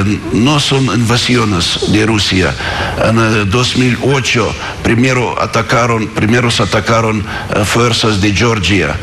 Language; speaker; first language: Spanish; non-native, fluent; Russian